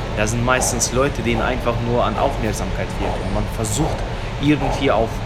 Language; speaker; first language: German; early bilingual, other home language; Russian